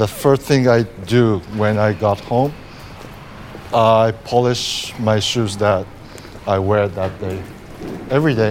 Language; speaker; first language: English; non-native, fluent; Japanese